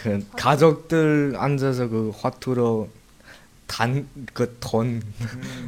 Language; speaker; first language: Korean; non-native, learner; Chinese